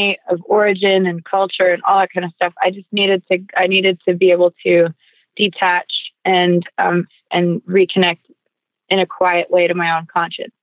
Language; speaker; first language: English; native; English